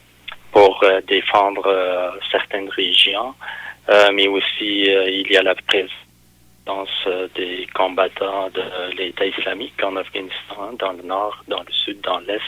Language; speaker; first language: French; non-native, fluent; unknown